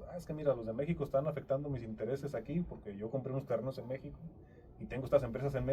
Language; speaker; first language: Spanish; native; Spanish